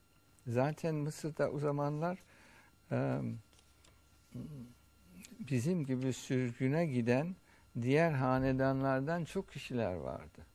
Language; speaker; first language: Turkish; early bilingual, heritage; Turkish